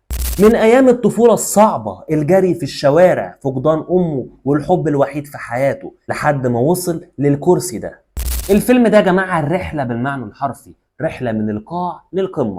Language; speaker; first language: Arabic; native; Arabic